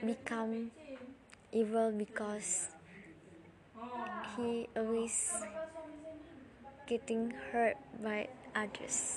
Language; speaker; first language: English; non-native, learner; Malay